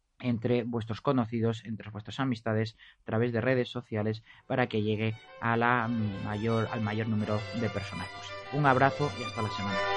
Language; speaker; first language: Spanish; native; Spanish